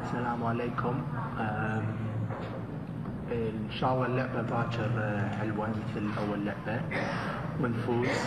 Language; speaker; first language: Arabic; early bilingual, heritage; Arabic